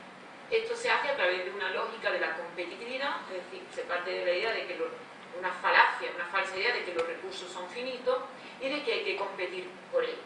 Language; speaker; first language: Spanish; native; Spanish